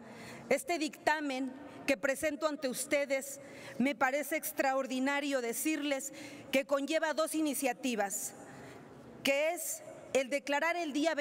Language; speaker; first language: Spanish; native; Spanish